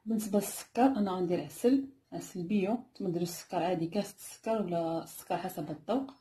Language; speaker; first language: Arabic; native; Arabic